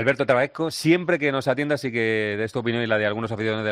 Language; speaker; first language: Spanish; native; Spanish